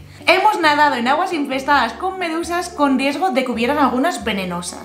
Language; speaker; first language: Spanish; native; Spanish